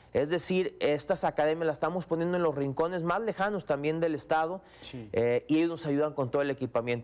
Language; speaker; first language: Spanish; native; Spanish